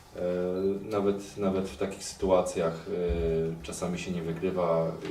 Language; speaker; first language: Polish; native; Polish